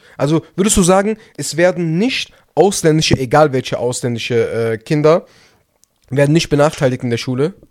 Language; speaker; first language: German; early bilingual, other home language; Turkish